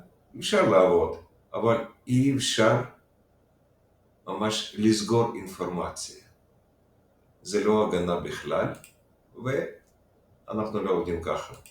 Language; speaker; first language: Hebrew; non-native, fluent; Russian